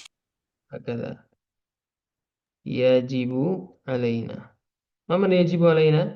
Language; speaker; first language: Arabic; non-native, fluent; Indonesian